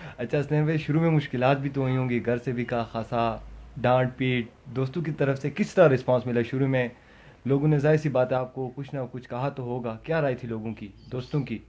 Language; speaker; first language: Urdu; non-native, local second language; Punjabi